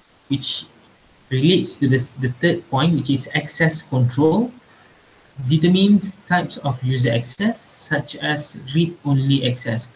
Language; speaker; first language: English; non-native, local second language; Malay